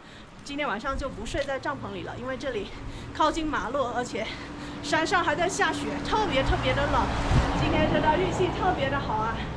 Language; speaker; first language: Chinese; native; Chinese